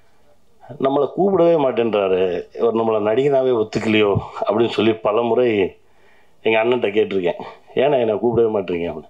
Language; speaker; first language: Tamil; native; Tamil